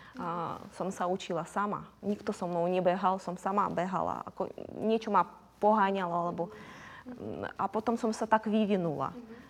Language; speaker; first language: Slovak; non-native, fluent; Ukrainian